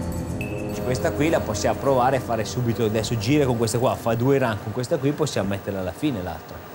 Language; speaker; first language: Italian; native; Italian